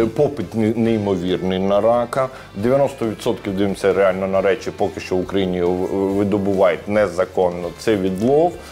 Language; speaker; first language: Ukrainian; native; Ukrainian